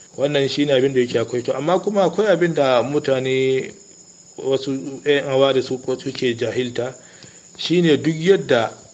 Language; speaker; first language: Hausa; native; Hausa